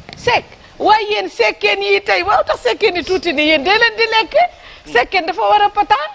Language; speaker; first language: Wolof; native; Wolof